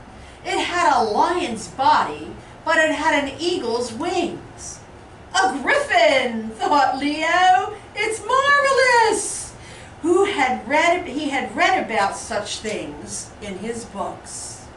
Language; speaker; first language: English; native; English